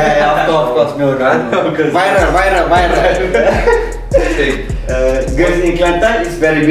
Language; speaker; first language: English; non-native, learner; Malay